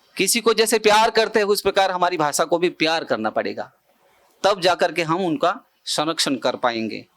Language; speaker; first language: Hindi; non-native, local second language; Bhili